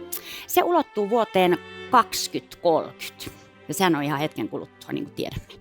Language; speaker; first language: Finnish; native; Finnish